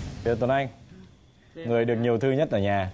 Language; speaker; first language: Vietnamese; native; Vietnamese